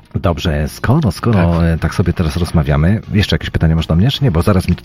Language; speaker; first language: Polish; native; Polish